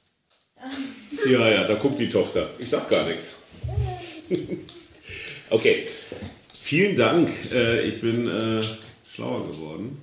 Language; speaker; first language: German; native; German